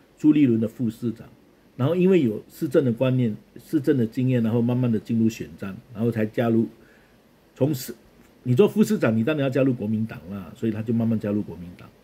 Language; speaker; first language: Chinese; native; Chinese